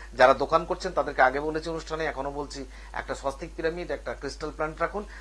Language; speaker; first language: Bangla; native; Bangla